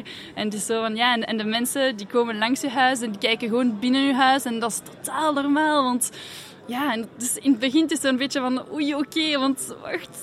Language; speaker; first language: Dutch; non-native, fluent; French